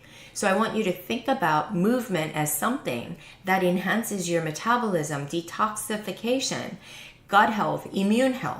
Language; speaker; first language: English; native; English